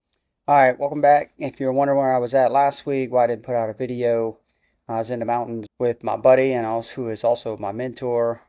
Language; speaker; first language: English; native; English